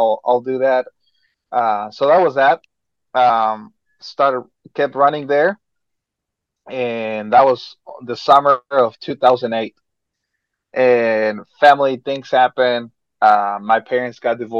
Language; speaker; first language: English; non-native, fluent; Spanish